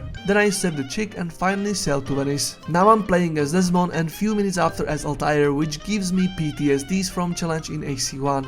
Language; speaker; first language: English; non-native, fluent; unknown